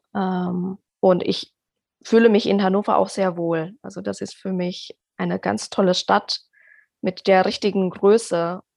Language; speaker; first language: German; non-native, fluent; Indonesian